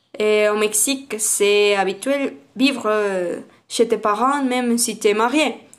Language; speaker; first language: French; non-native, learner; Spanish